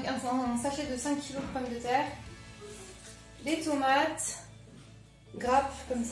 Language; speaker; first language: French; native; French